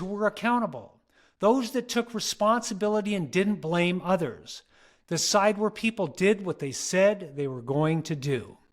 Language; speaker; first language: English; native; English